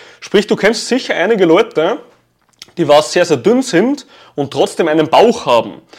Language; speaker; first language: German; native; German